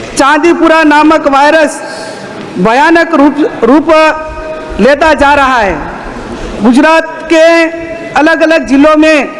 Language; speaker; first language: Hindi; non-native, local second language; Gujarati